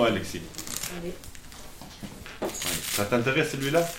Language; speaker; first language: French; non-native, fluent; Kurdish